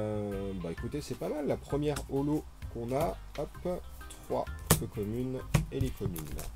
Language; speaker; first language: French; native; French